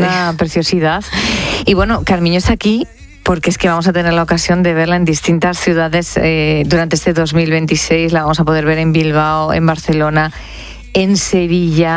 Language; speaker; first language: Spanish; native; Spanish